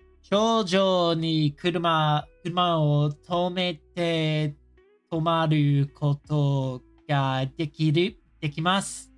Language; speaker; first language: Japanese; non-native, learner; English